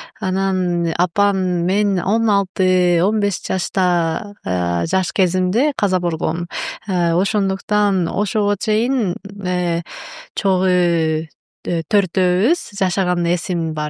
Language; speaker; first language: Kyrgyz; non-native, learner; Japanese